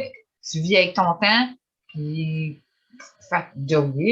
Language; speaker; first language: French; native; French